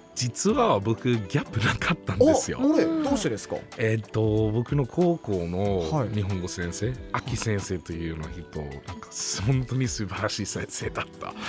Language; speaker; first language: Japanese; non-native, fluent; English